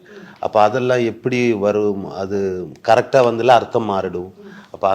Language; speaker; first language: Tamil; non-native, learner; Malayalam